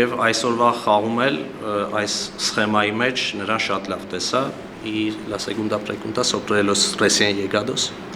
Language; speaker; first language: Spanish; non-native, learner; Armenian